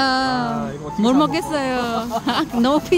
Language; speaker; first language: Korean; non-native, learner; Vietnamese